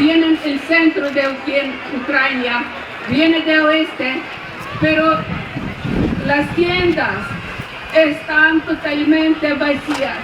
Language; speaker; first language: Spanish; non-native, fluent; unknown